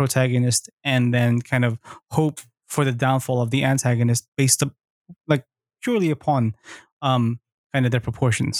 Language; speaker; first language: English; non-native, local second language; Filipino